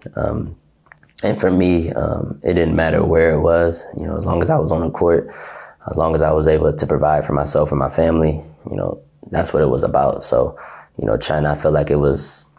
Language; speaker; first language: English; native; English